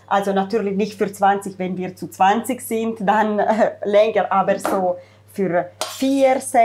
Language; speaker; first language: German; non-native, fluent; Italian